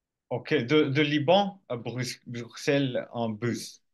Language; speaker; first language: French; non-native, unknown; Finnish